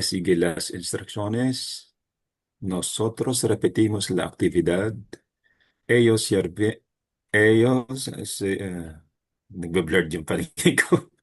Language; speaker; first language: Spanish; non-native, learner; Filipino